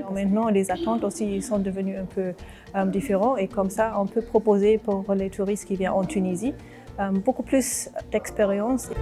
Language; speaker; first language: French; non-native, fluent; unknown